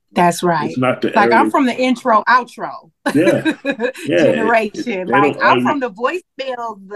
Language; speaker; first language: English; native; English